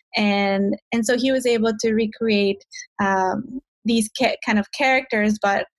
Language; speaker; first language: English; non-native, fluent; Spanish